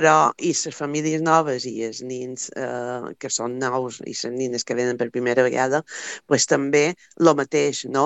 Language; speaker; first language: Catalan; native; Catalan